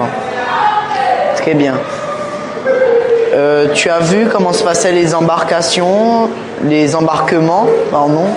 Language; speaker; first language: French; native; French